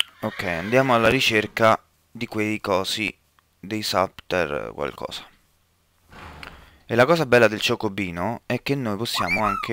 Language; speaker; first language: Italian; native; Italian